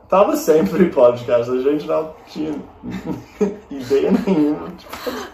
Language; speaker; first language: Portuguese; non-native, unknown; English